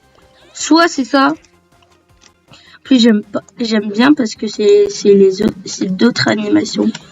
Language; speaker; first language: French; native; French